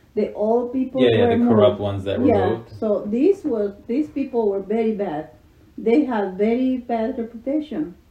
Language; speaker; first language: English; non-native, learner; Spanish